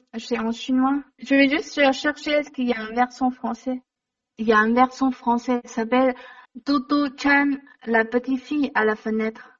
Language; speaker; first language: French; non-native, learner; Chinese